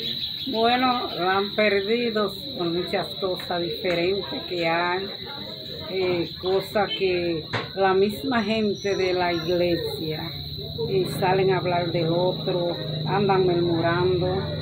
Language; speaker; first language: Spanish; native; Spanish